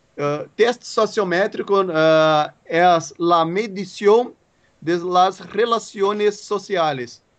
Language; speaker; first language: Portuguese; native; Portuguese